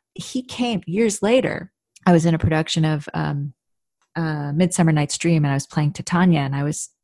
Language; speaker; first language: English; native; English